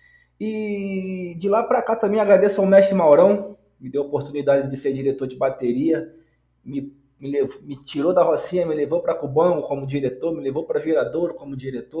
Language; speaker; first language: Portuguese; native; Portuguese